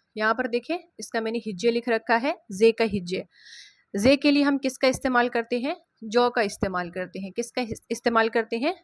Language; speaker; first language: Hindi; native; Hindi